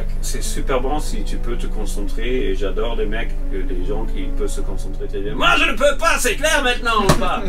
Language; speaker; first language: French; non-native, fluent; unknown